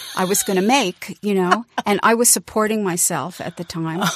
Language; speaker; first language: English; native; English